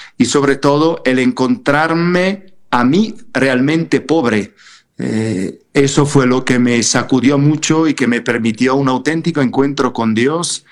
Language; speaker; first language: Spanish; non-native, fluent; Italian